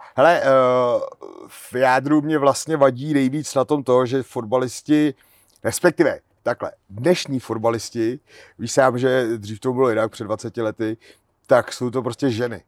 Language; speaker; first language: Czech; native; Czech